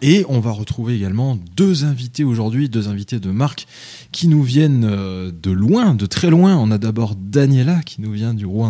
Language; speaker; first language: French; native; French